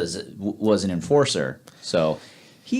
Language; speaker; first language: English; native; English